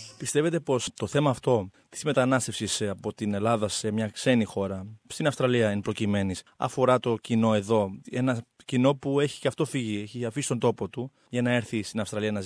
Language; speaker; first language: Greek; native; Greek